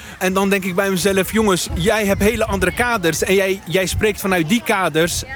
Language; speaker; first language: Dutch; early bilingual, other home language; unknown